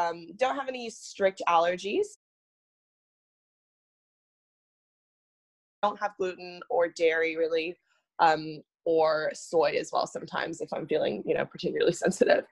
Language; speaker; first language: English; native; English